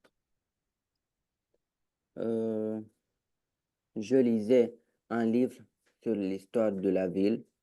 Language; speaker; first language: French; non-native, learner; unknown